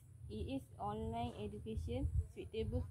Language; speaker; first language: English; non-native, fluent; Malay